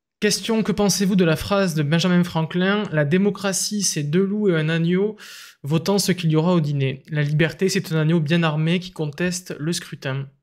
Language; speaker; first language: French; native; French